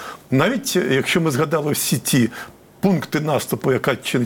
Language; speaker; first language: Ukrainian; native; Ukrainian